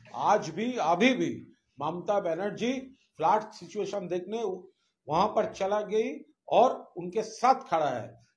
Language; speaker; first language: Hindi; non-native, local second language; Bangla